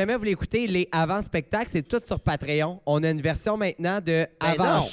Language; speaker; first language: French; native; French